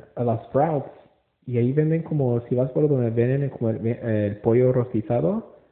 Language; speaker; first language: Spanish; early bilingual, heritage; Spanish